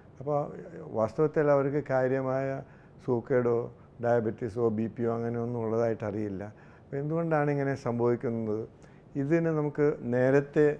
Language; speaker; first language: Malayalam; native; Malayalam